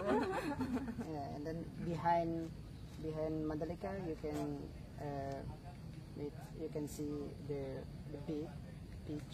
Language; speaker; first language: English; non-native, learner; Sasak